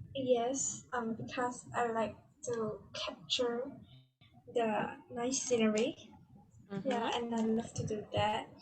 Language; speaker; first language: English; non-native, learner; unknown